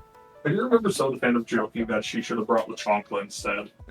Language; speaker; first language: English; native; English